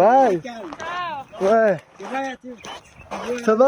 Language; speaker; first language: French; native; French